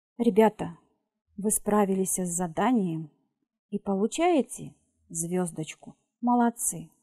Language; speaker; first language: Russian; native; Russian